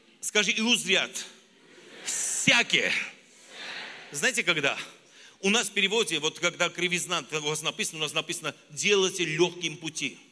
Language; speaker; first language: Russian; non-native, local second language; Armenian